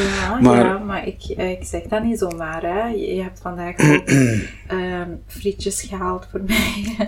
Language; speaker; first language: Dutch; non-native, local second language; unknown